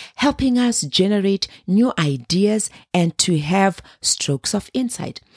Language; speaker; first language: English; non-native, local second language; Shona